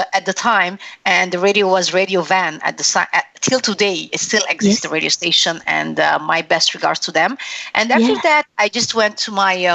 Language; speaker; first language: English; non-native, fluent; Arabic